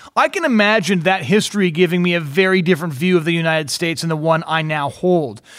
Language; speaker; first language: English; native; English